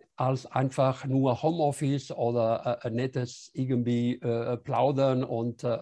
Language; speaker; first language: German; non-native, fluent; Spanish